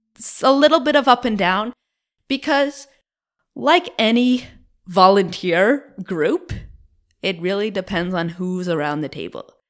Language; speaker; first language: English; native; English